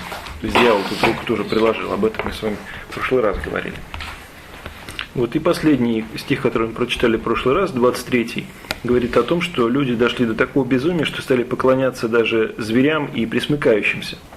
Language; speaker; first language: Russian; native; Russian